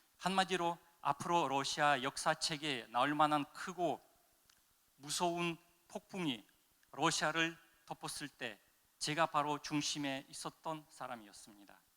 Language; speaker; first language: Korean; non-native, fluent; Russian